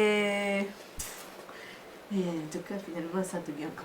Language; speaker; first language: French; non-native, learner; Japanese